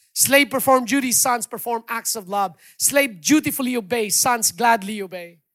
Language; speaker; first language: English; non-native, local second language; Hiligaynon